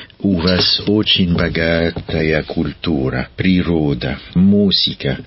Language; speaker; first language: Russian; non-native, learner; French